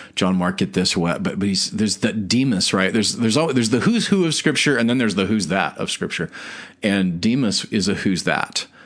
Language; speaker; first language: English; native; English